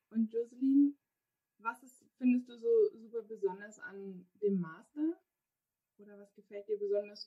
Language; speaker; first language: German; native; German